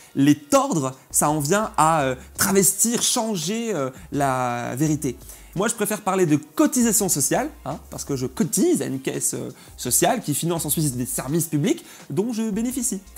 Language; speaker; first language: French; native; French